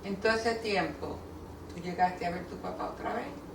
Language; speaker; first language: Spanish; early bilingual, heritage; Spanish